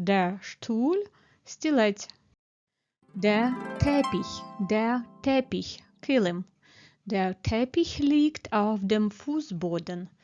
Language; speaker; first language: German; non-native, fluent; Ukrainian